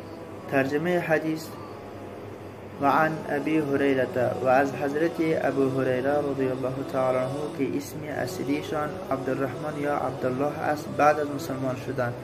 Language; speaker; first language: Persian; native; Persian